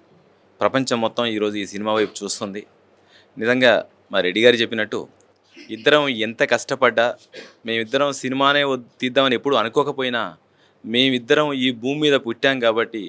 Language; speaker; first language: Telugu; native; Telugu